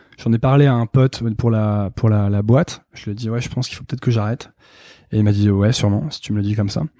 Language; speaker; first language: French; native; French